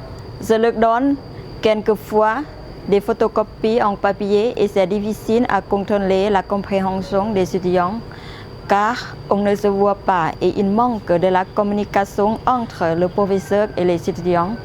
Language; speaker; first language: French; non-native, fluent; Lao